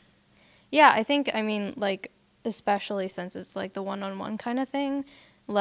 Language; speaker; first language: English; native; English